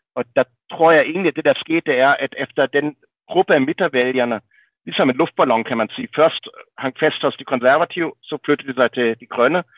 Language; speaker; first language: Danish; native; Danish